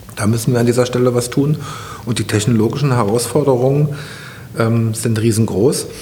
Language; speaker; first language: German; native; German